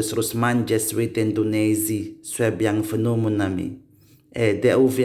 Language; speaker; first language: French; non-native, learner; Indonesian